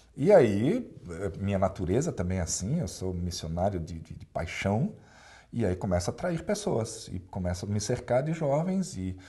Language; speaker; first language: Portuguese; native; Portuguese